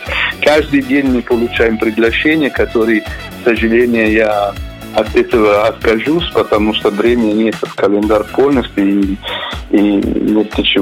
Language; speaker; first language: Russian; non-native, learner; Italian